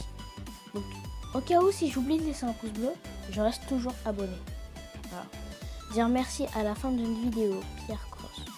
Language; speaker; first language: French; native; French